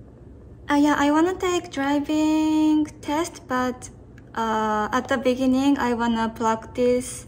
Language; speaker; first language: English; non-native, learner; Japanese